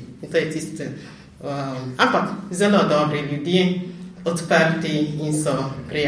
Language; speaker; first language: Slovenian; non-native, fluent; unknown